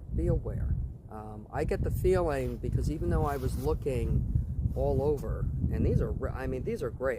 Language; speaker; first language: English; native; English